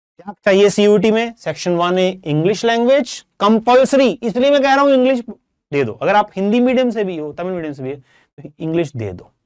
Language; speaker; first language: Hindi; non-native, local second language; Punjabi